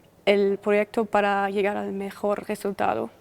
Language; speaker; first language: Spanish; non-native, fluent; German